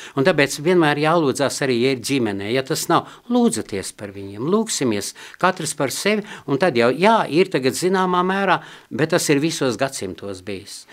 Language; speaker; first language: Latvian; non-native, local second language; Russian